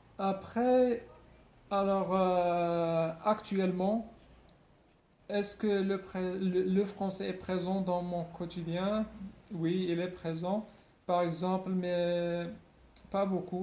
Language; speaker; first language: French; non-native, local second language; Arabic